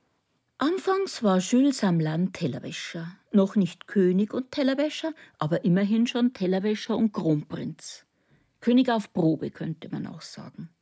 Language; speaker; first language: German; native; German